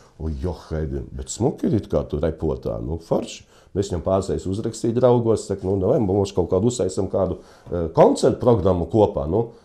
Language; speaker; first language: Latvian; native; Latvian